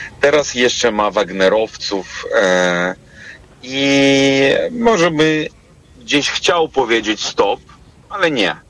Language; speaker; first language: Polish; non-native, fluent; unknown